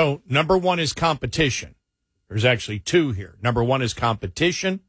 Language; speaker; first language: English; native; English